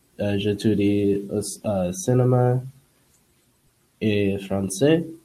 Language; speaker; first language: French; non-native, learner; English